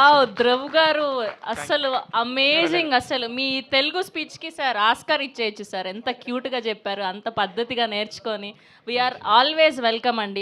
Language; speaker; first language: Telugu; native; Telugu